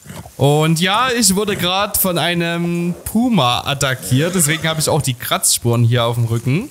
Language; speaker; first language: German; native; German